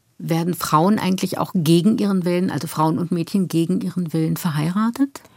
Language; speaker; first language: German; native; German